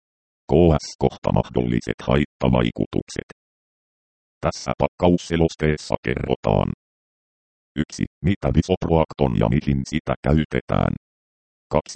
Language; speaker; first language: Finnish; native; Finnish